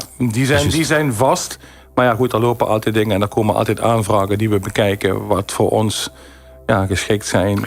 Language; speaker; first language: Dutch; native; Dutch